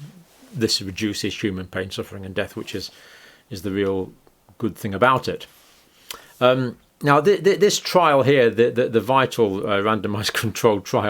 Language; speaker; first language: English; native; English